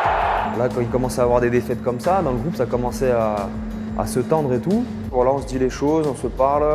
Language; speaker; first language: French; native; French